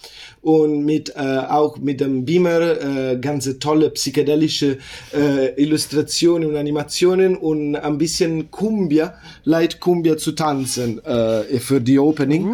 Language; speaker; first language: German; non-native, learner; Italian